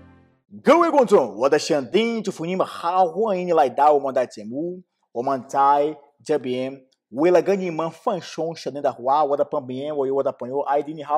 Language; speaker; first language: Chinese; non-native, learner; Portuguese